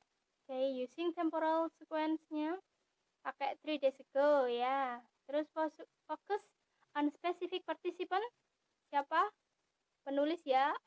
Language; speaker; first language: Indonesian; native; Indonesian